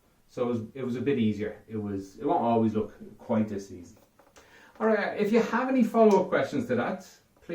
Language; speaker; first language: English; native; English